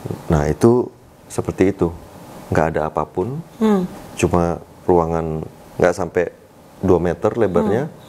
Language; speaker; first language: Indonesian; native; Indonesian